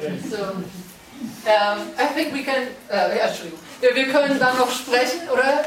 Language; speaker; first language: German; native; German